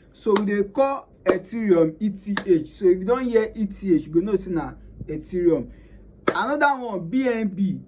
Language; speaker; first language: Nigerian Pidgin; non-native, local second language; Yoruba